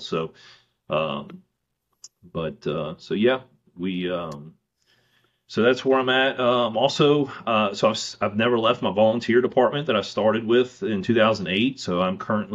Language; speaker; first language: English; native; English